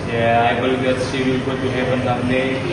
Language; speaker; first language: English; non-native, learner; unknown